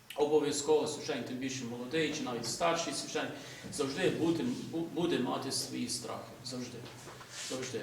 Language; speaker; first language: Ukrainian; early bilingual, heritage; Ukrainian